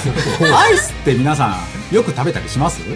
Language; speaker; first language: Japanese; native; Japanese